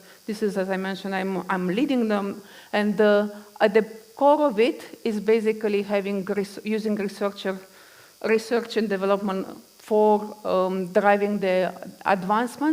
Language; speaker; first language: English; non-native, fluent; Romanian